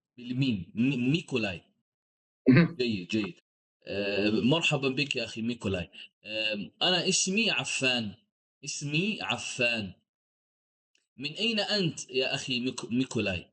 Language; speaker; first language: Arabic; non-native, fluent; English